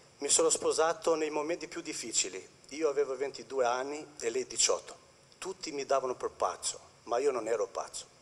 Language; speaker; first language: Italian; non-native, fluent; Albanian